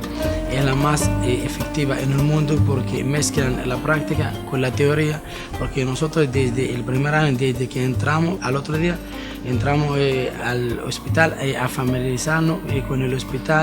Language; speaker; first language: Spanish; non-native, fluent; Arabic